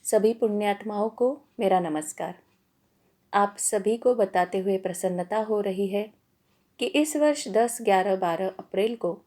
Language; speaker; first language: Hindi; non-native, local second language; Marathi